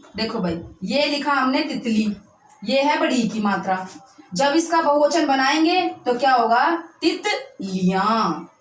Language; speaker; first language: Hindi; native; Hindi